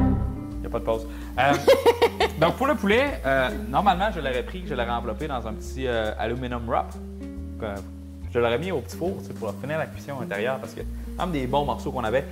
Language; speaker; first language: French; native; French